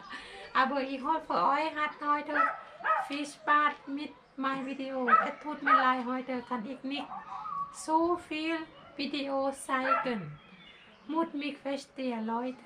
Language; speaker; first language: German; non-native, learner; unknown